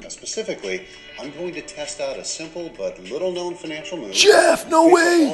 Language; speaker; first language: English; native; English